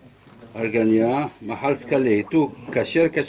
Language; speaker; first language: Indonesian; non-native, learner; Hebrew